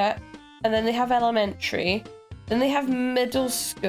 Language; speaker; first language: English; native; English